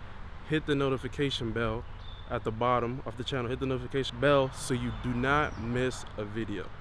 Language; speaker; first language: English; native; English